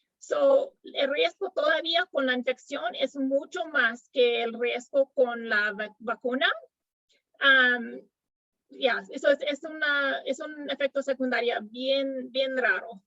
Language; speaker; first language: Spanish; non-native, fluent; English